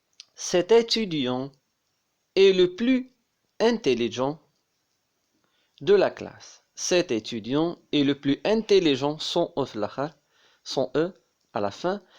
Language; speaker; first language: French; non-native, local second language; Arabic